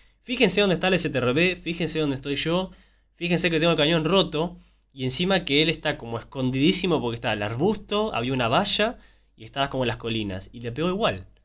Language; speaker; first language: Spanish; native; Spanish